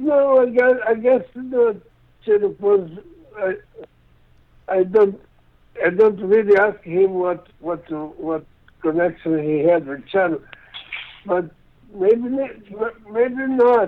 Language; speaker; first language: English; non-native, fluent; Portuguese